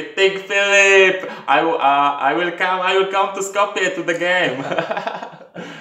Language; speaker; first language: English; non-native, learner; Polish